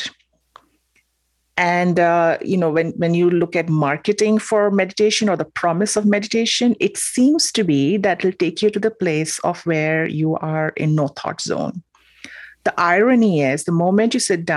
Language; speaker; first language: English; non-native, local second language; Hindi